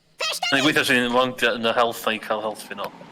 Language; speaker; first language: Welsh; native; Welsh